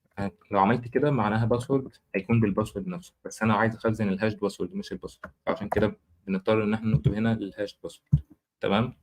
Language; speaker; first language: Arabic; native; Arabic